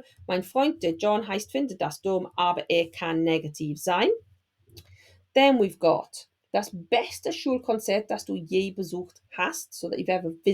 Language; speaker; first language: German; non-native, fluent; English